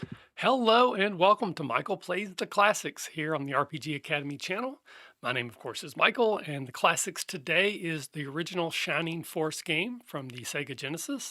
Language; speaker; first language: English; native; English